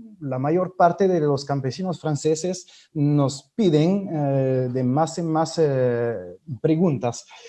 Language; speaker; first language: Spanish; non-native, fluent; French